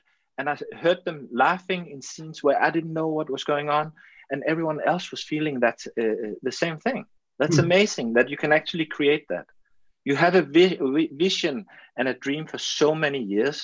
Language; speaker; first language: English; non-native, fluent; Danish